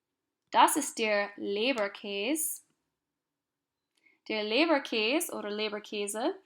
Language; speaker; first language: German; non-native, fluent; English